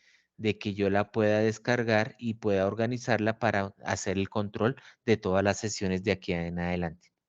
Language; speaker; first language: Spanish; native; Spanish